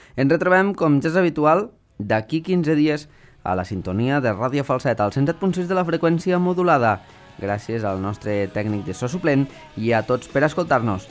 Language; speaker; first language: Catalan; native; Catalan